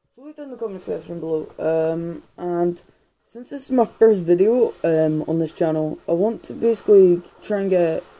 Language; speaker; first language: English; native; English